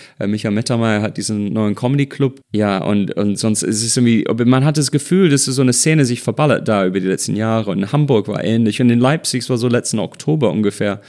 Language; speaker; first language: German; non-native, fluent; English